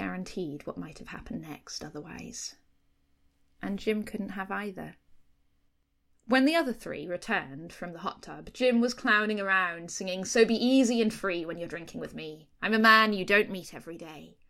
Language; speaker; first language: English; native; English